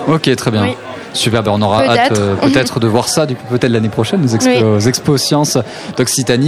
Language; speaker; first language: French; native; French